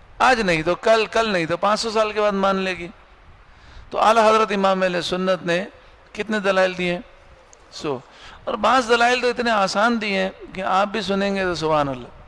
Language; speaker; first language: Urdu; native; Urdu